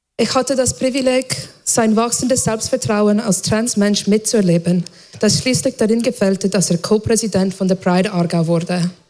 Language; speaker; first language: German; non-native, fluent; English